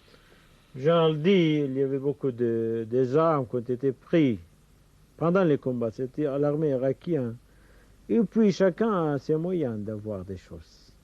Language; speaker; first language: French; non-native, fluent; Kurdish